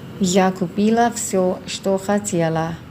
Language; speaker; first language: Russian; non-native, fluent; Thai